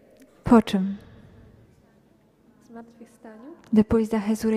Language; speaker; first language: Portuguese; non-native, fluent; Polish